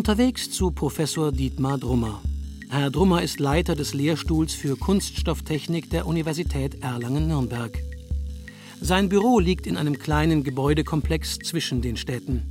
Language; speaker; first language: German; native; German